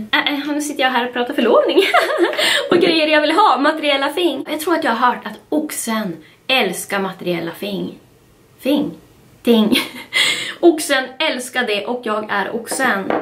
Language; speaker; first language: Swedish; native; Swedish